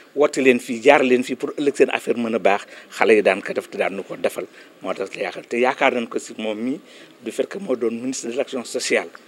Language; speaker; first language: Wolof; native; Wolof